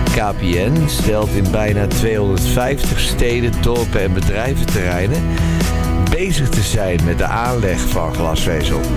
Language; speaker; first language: Dutch; native; Dutch